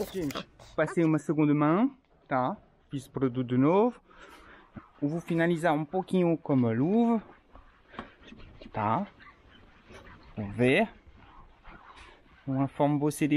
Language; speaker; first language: Portuguese; non-native, fluent; French